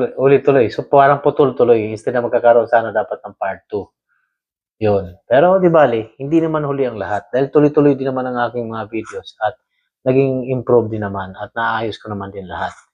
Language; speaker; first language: Filipino; non-native, local second language; Cebuano